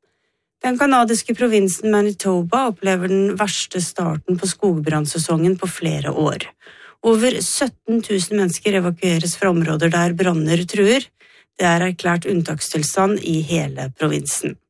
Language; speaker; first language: Norwegian; native; Norwegian